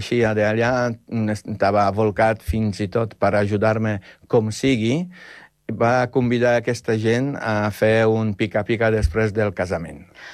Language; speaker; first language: Catalan; non-native, fluent; Polish